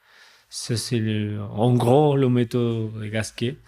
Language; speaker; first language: French; non-native, fluent; Spanish